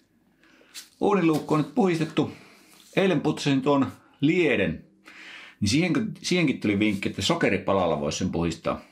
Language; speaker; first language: Finnish; native; Finnish